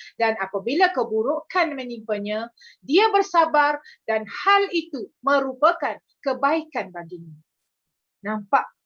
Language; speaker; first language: Malay; native; Malay